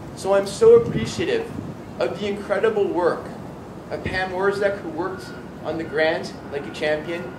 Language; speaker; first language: English; native; English